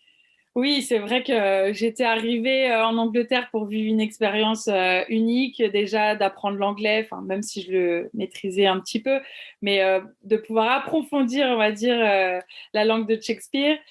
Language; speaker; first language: French; native; French